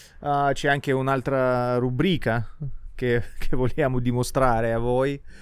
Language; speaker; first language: Italian; non-native, fluent; Russian